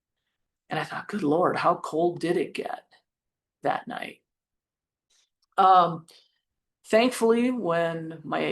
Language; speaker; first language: English; native; English